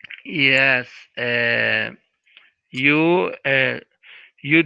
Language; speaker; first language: English; non-native, learner; Portuguese